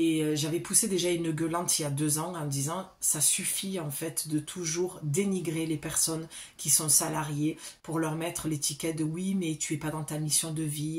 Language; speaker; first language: French; native; French